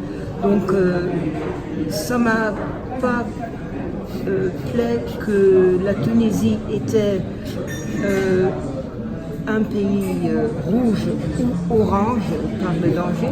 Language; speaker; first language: French; non-native, fluent; Dutch